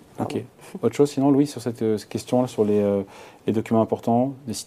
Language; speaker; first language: French; native; French